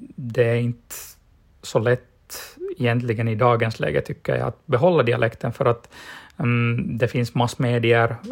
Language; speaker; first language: Swedish; native; Swedish